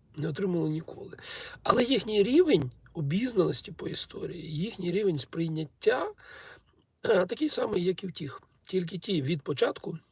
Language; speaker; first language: Ukrainian; non-native, local second language; Russian